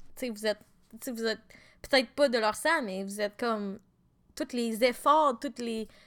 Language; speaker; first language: French; native; French